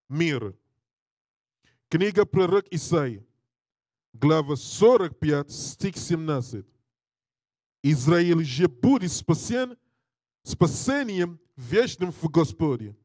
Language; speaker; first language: Russian; non-native, learner; English